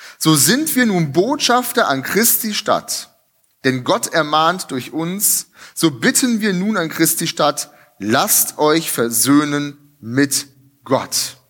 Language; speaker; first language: German; native; German